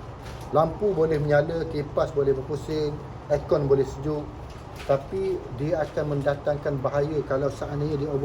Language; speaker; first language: Malay; native; Malay